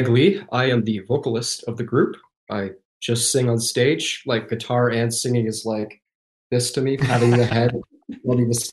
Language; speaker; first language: English; native; English